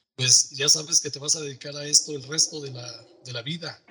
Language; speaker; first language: Spanish; native; Spanish